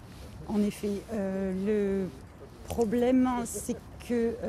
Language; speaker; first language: French; native; French